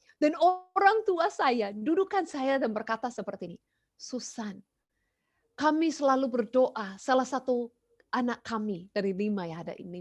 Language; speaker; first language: Indonesian; non-native, fluent; English